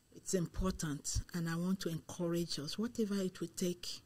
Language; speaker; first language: English; non-native, local second language; Igbo